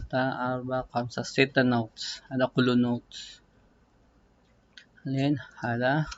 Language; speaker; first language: Arabic; non-native, learner; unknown